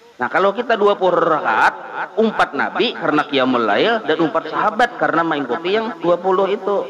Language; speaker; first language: Indonesian; non-native, local second language; Banjar